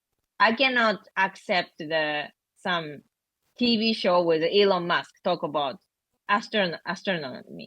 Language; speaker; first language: English; non-native, learner; Japanese